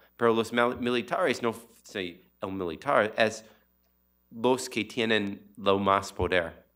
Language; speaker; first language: Spanish; non-native, learner; English